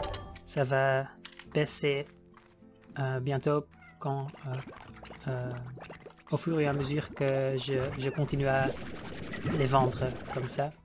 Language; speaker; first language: French; non-native, learner; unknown